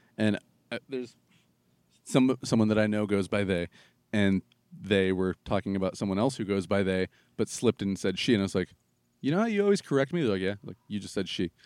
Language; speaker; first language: English; native; English